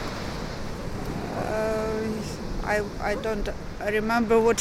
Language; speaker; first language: English; non-native, learner; Ukrainian